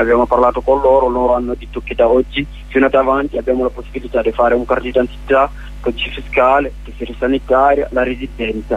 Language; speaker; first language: Italian; non-native, learner; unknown